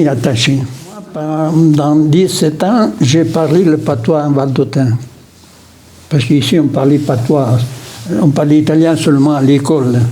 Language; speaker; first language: French; non-native, local second language; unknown